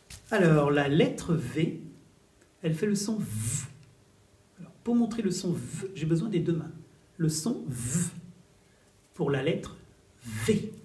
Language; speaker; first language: French; native; French